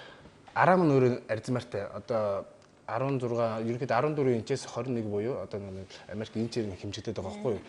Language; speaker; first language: Mongolian; native; Mongolian